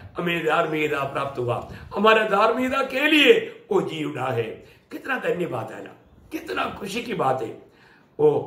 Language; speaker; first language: Hindi; non-native, local second language; Malayalam